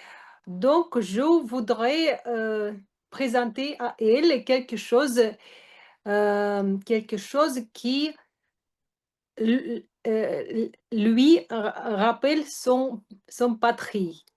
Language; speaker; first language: French; non-native, fluent; Russian